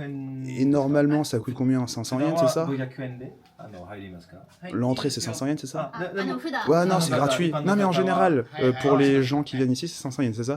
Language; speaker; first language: French; native; French